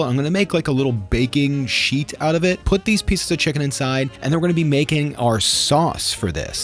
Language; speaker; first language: English; native; English